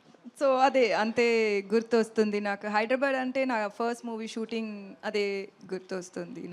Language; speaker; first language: Telugu; non-native, local second language; Tamil